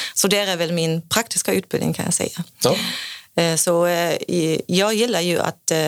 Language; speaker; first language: Swedish; non-native, fluent; German